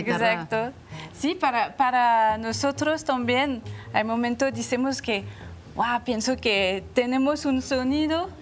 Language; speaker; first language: Spanish; non-native, learner; French